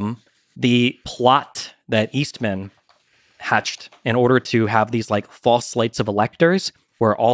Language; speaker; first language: English; native; English